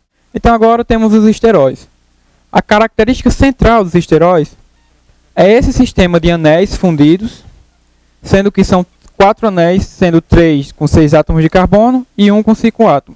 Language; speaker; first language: Portuguese; native; Portuguese